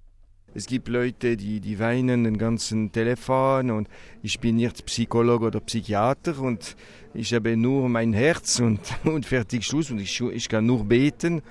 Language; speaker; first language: German; non-native, local second language; French